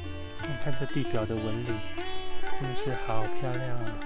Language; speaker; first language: Chinese; native; Chinese